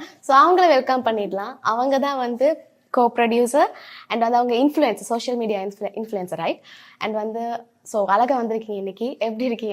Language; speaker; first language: Tamil; native; Tamil